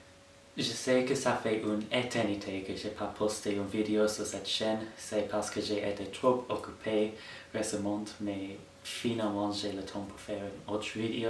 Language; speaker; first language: French; non-native, fluent; English